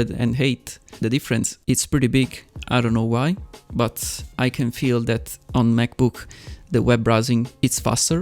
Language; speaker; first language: English; non-native, fluent; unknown